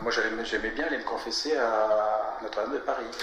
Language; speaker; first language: French; native; French